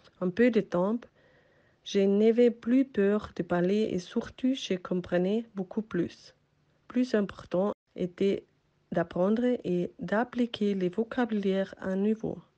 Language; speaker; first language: French; non-native, learner; German